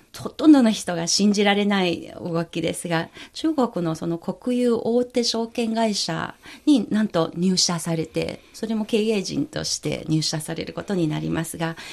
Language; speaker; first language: Japanese; non-native, fluent; Chinese